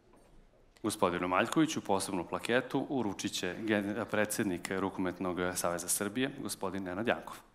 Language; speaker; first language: Serbian; native; Serbian